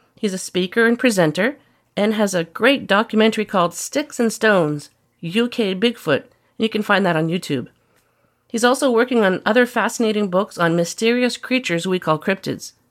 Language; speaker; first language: English; native; English